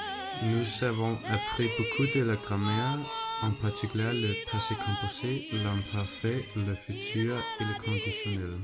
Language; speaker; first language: French; non-native, learner; Danish